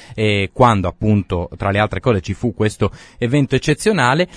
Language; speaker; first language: Italian; native; Italian